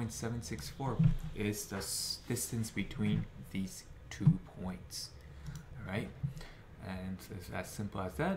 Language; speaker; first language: English; native; English